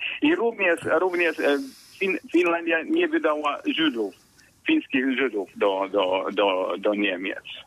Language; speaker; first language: Polish; non-native, fluent; Finnish